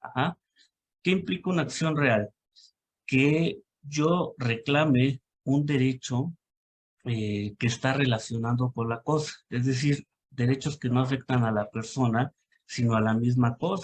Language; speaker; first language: Spanish; native; Spanish